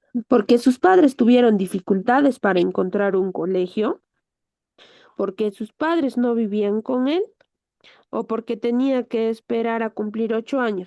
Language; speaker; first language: Spanish; native; Spanish